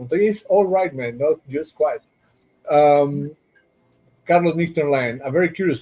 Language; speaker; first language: English; non-native, fluent; Spanish